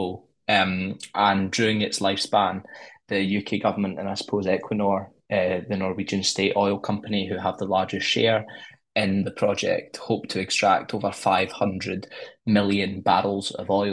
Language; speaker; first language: English; native; English